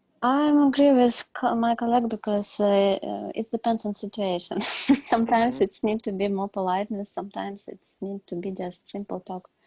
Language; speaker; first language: English; non-native, learner; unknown